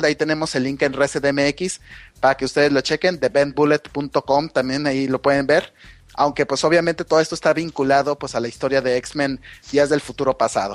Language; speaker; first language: Spanish; native; Spanish